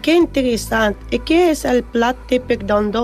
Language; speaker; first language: Catalan; non-native, learner; Spanish